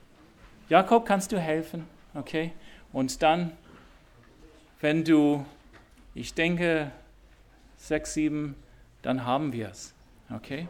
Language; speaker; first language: German; non-native, fluent; English